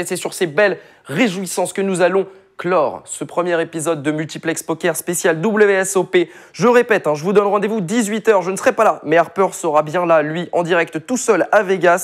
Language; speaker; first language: French; native; French